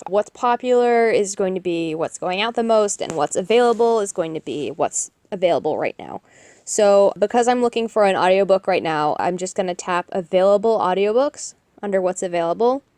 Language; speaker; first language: English; native; English